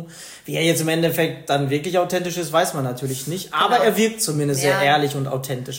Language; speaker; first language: German; native; German